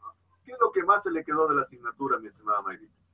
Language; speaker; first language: Spanish; native; Spanish